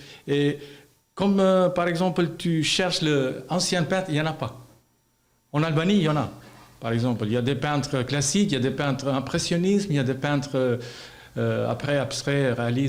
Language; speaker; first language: French; non-native, learner; Albanian